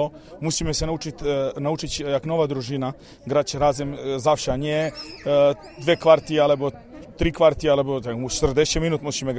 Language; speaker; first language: Polish; non-native, fluent; Serbian